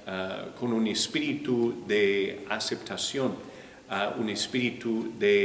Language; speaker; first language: Spanish; non-native, fluent; English